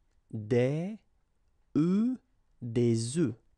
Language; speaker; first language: French; native; French